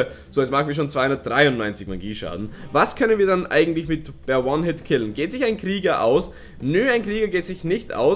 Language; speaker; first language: German; native; German